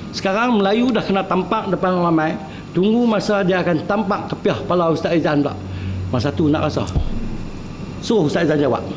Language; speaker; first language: Malay; native; Malay